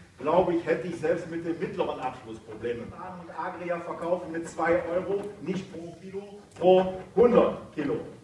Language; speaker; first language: German; native; German